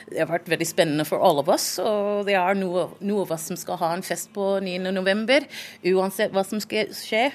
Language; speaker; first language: Norwegian; non-native, fluent; English